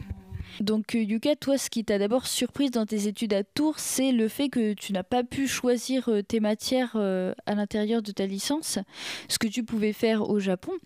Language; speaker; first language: French; native; French